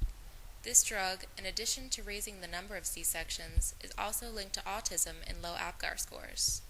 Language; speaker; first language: English; native; English